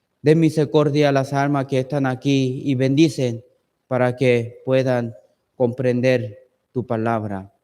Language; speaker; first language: Spanish; non-native, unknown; Chinese